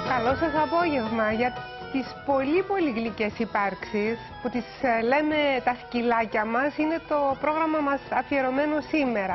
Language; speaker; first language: Greek; native; Greek